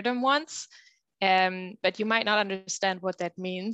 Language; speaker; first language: English; non-native, fluent; German